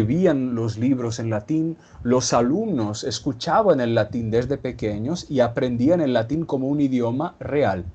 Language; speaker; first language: Spanish; non-native, fluent; Portuguese